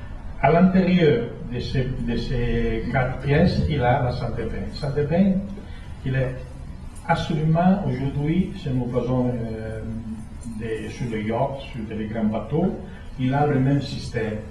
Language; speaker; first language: French; non-native, fluent; Italian